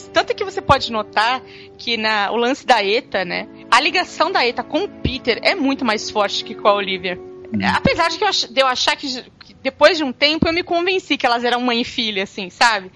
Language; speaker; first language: Portuguese; native; Portuguese